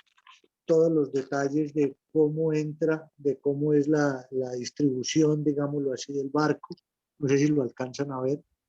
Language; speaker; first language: Spanish; native; Spanish